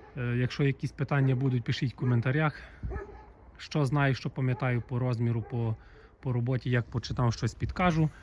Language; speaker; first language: Ukrainian; native; Ukrainian